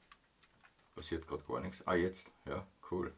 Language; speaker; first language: German; native; German